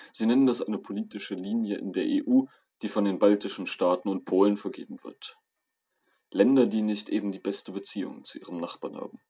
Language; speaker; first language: German; native; German